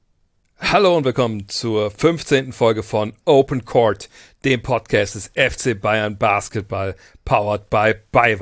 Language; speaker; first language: German; native; German